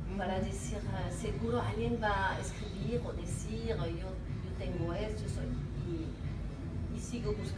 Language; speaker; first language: Portuguese; non-native, learner; Spanish